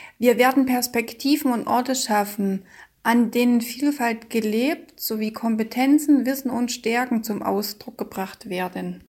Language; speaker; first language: German; native; German